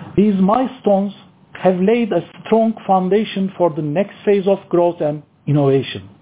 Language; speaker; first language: English; non-native, fluent; Turkish